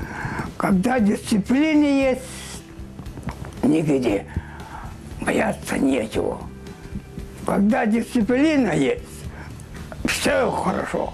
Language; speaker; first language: Russian; non-native, local second language; Yakut